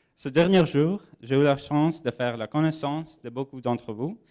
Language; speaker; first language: French; non-native, learner; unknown